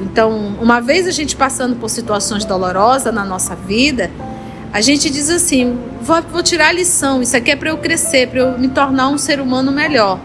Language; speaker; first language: Portuguese; native; Portuguese